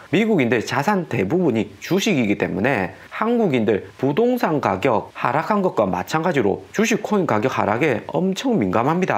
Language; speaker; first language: Korean; native; Korean